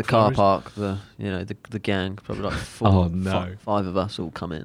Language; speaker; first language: English; native; English